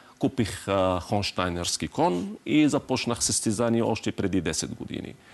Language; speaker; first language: Bulgarian; non-native, fluent; Arabic